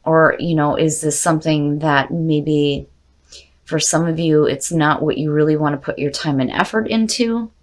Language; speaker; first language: English; native; English